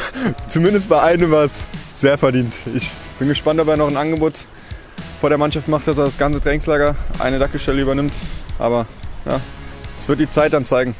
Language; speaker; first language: German; native; German